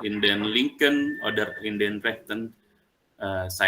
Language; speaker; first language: German; non-native, fluent; Indonesian